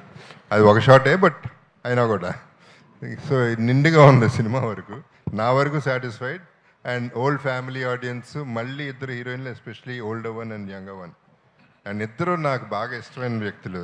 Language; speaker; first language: Telugu; native; Telugu